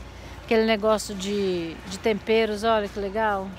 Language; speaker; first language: Portuguese; native; Portuguese